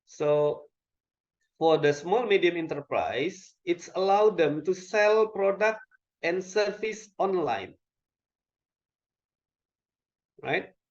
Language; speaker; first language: English; non-native, local second language; Indonesian